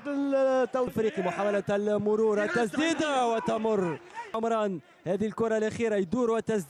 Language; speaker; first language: Arabic; native; Arabic